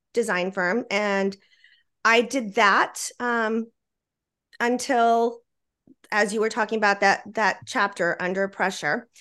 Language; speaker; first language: English; native; English